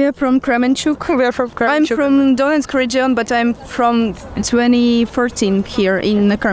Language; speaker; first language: English; non-native, learner; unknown